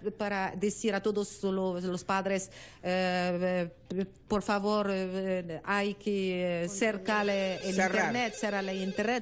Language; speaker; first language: Spanish; non-native, learner; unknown